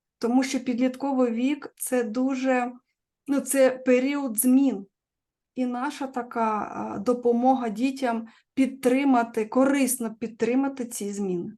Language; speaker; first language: Ukrainian; non-native, local second language; Russian